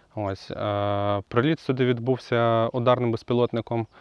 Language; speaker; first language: Ukrainian; native; Ukrainian